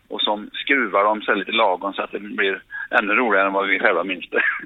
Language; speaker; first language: Swedish; native; Swedish